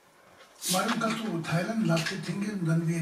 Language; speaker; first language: German; non-native, learner; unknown